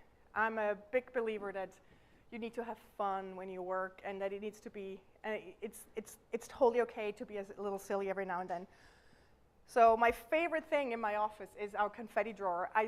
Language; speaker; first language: English; non-native, fluent; German